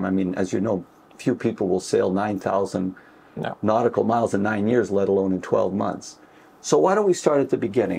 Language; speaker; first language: English; native; English